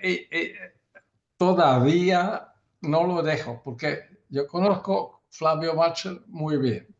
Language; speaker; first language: Spanish; non-native, learner; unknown